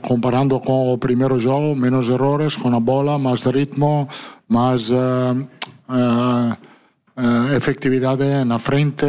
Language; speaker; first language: Portuguese; non-native, learner; Italian